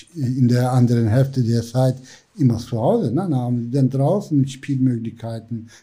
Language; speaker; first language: German; non-native, fluent; Turkish